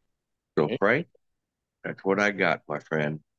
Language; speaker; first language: English; native; English